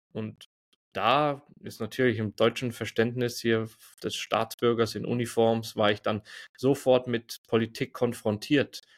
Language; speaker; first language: German; native; German